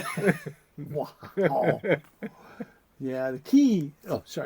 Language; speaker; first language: English; native; English